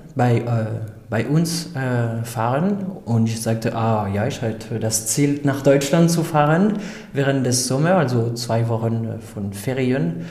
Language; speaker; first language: German; non-native, fluent; French